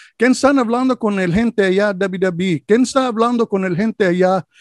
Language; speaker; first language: Spanish; non-native, learner; English